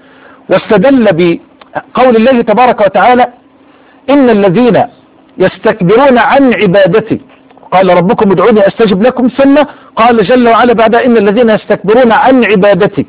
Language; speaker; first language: Arabic; native; Arabic